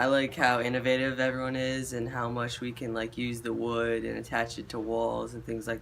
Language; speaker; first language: English; native; English